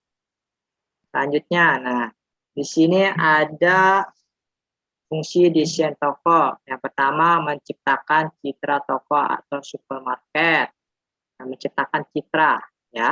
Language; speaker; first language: Indonesian; native; Indonesian